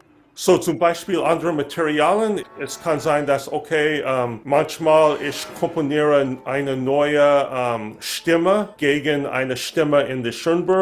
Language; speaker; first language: German; non-native, learner; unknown